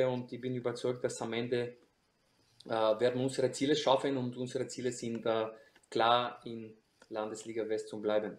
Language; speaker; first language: German; non-native, fluent; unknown